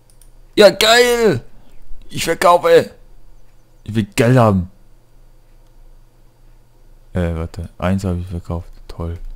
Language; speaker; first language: German; non-native, fluent; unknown